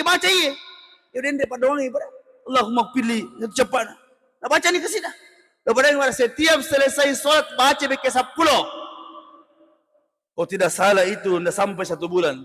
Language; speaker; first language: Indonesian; non-native, local second language; Buginese